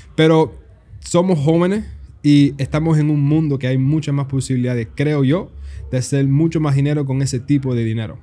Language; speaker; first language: Spanish; early bilingual, heritage; Spanish